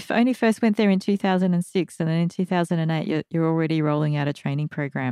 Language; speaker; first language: English; native; English